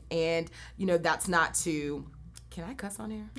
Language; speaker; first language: English; native; English